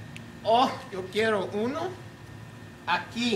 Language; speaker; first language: Spanish; non-native, learner; English